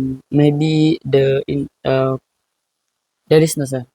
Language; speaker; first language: English; non-native, learner; Indonesian